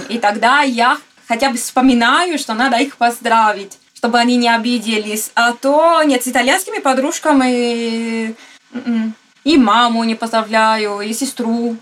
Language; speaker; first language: Russian; non-native, fluent; Italian